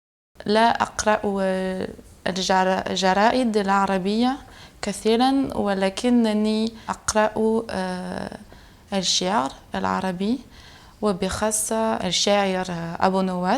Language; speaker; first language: Arabic; non-native, learner; French